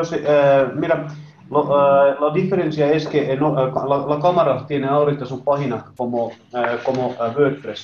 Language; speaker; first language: Spanish; non-native, fluent; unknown